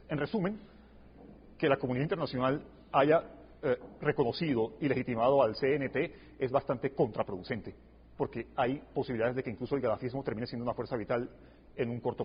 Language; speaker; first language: Spanish; native; Spanish